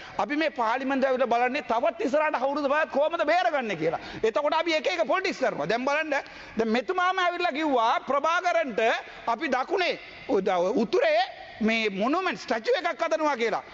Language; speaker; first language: Sinhala; non-native, local second language; Tamil